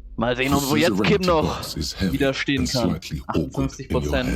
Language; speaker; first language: German; native; German